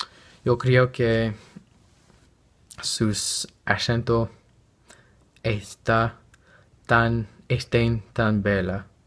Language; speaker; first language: Spanish; non-native, learner; English